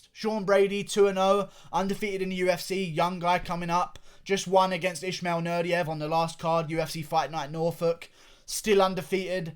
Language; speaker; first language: English; native; English